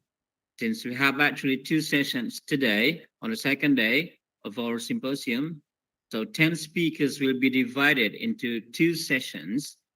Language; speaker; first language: English; non-native, fluent; Indonesian